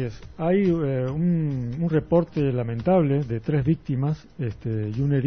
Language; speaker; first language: Spanish; native; Spanish